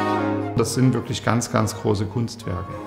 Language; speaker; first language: German; native; German